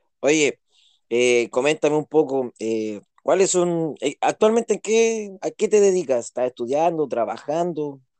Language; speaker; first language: Spanish; native; Spanish